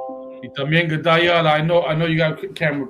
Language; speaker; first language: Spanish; early bilingual, heritage; Spanish